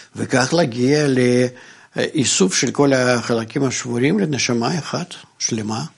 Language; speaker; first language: Hebrew; non-native, fluent; Russian